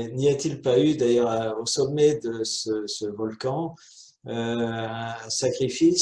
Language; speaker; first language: French; native; French